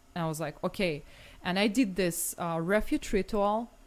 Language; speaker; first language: English; non-native, fluent; Russian